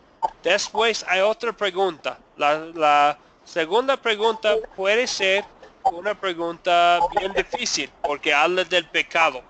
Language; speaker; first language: Spanish; non-native, fluent; English